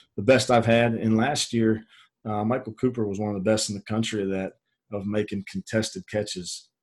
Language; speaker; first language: English; native; English